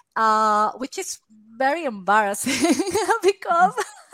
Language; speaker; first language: English; non-native, fluent; Spanish